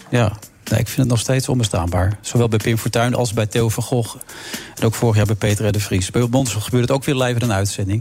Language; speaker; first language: Dutch; native; Dutch